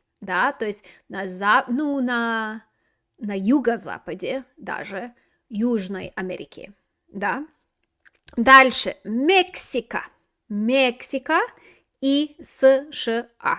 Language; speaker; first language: Russian; non-native, fluent; English